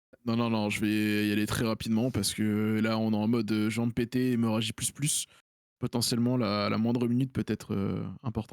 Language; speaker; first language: French; native; French